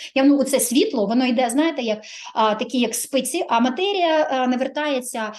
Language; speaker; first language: Ukrainian; non-native, local second language; Russian